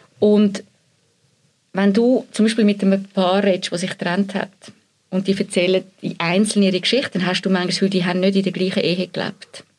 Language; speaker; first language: German; native; German